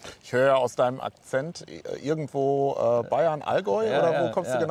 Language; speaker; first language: German; native; German